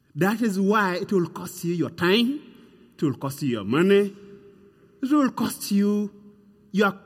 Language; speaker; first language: English; non-native, fluent; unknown